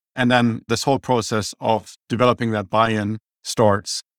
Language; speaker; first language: English; non-native, fluent; German